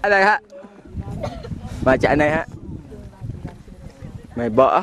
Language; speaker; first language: Thai; non-native, local second language; Pattani Malay